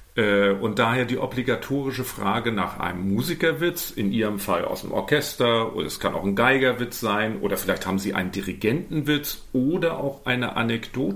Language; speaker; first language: German; native; German